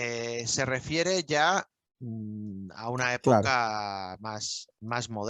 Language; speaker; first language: Spanish; native; Spanish